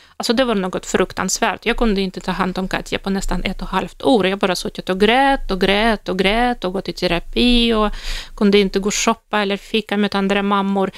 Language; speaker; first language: Swedish; non-native, fluent; Russian